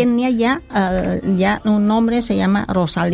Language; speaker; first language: Spanish; non-native, learner; Khmer